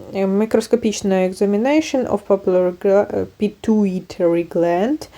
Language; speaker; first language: English; non-native, learner; Ukrainian